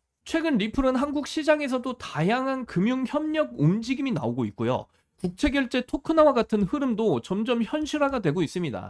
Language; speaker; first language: Korean; native; Korean